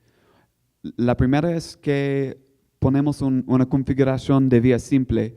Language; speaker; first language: Spanish; non-native, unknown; English